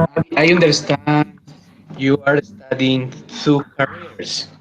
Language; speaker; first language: English; non-native, learner; Spanish